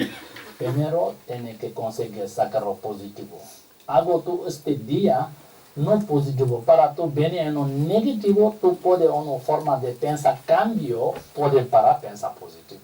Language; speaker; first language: Spanish; non-native, learner; Tibetan